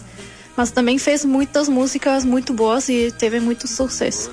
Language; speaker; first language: Portuguese; non-native, learner; German